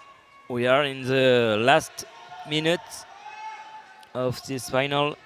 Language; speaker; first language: English; non-native, learner; French